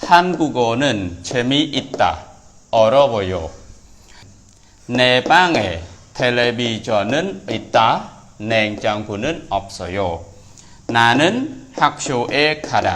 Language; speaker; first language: Korean; non-native, fluent; Khmer